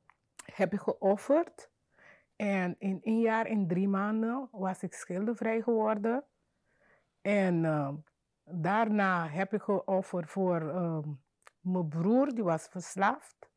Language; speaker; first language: Dutch; non-native, fluent; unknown